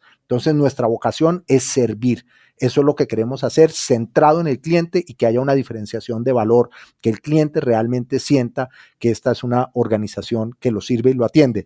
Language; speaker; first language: Spanish; native; Spanish